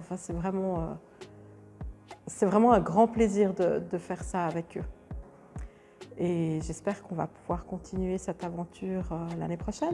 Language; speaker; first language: French; native; French